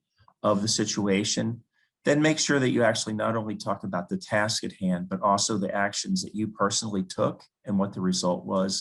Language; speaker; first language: English; native; English